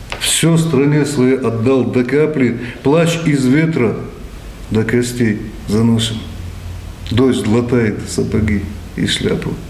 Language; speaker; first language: Russian; non-native, local second language; Ossetic